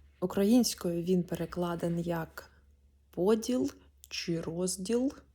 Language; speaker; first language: Ukrainian; non-native, local second language; Russian